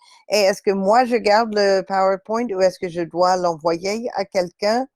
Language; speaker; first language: French; non-native, fluent; English